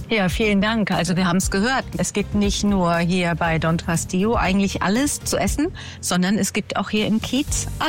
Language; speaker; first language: German; native; German